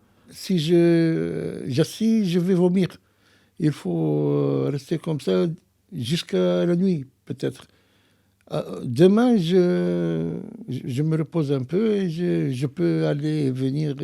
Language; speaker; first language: French; non-native, learner; Arabic